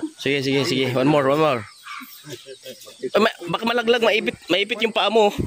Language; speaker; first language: Filipino; non-native, local second language; Cebuano